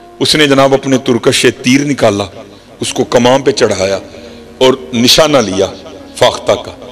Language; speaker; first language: Urdu; non-native, local second language; Punjabi